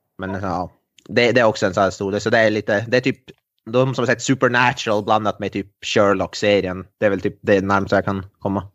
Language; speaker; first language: Swedish; native; Swedish